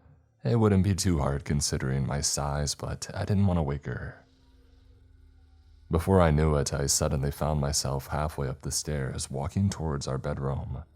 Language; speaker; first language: English; native; English